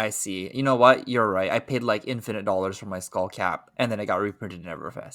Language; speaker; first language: English; native; English